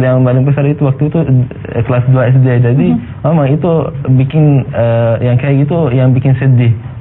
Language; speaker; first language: Indonesian; non-native, fluent; Arabic